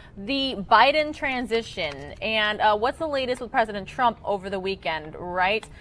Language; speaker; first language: English; native; English